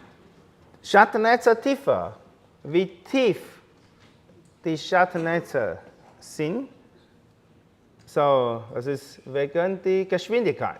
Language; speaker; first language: German; non-native, learner; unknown